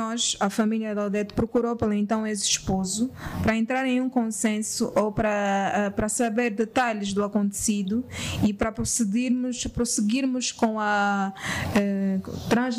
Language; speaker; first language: Portuguese; native; Portuguese